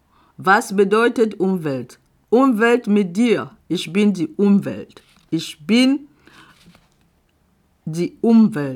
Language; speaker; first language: German; non-native, fluent; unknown